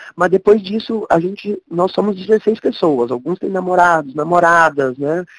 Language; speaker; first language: Portuguese; native; Portuguese